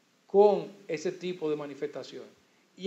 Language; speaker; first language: Spanish; native; Spanish